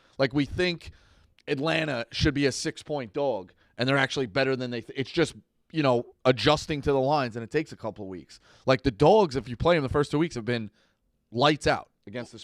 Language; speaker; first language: English; native; English